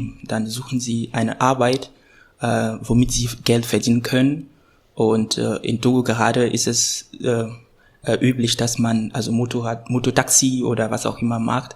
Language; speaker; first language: German; non-native, fluent; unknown